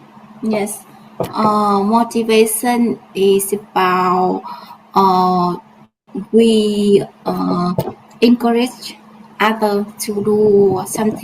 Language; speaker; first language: English; non-native, learner; Vietnamese